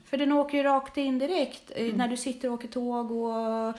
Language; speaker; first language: Swedish; early bilingual, other home language; Russian